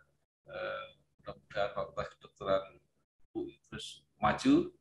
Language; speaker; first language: Indonesian; native; Indonesian